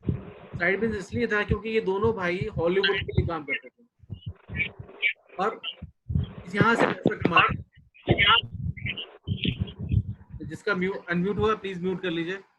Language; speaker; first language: Hindi; native; Hindi